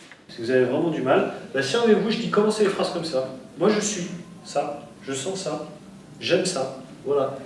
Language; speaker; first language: French; native; French